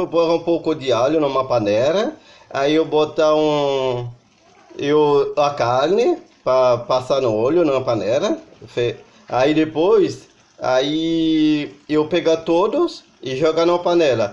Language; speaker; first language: Portuguese; non-native, learner; Haitian Creole